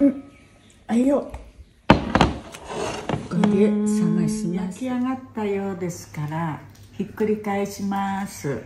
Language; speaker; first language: Japanese; early bilingual, heritage; Japanese